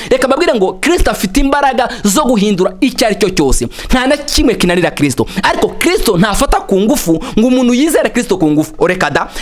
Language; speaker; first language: Kinyarwanda; native; Kinyarwanda